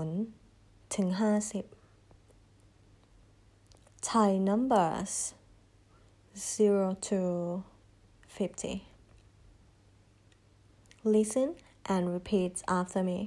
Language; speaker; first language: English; non-native, fluent; Thai